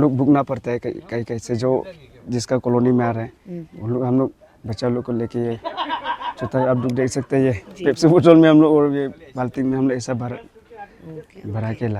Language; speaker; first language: Hindi; non-native, local second language; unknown